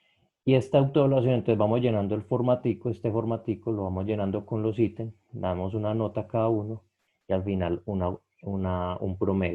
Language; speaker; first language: Spanish; native; Spanish